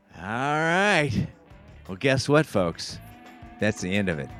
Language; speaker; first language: English; native; English